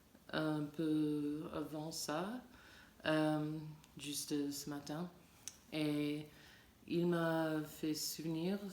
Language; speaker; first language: French; non-native, learner; English